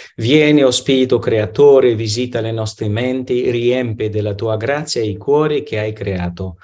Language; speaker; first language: Italian; non-native, fluent; Romanian